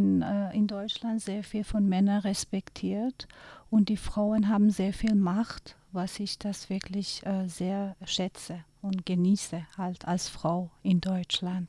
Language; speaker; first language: German; non-native, fluent; Persian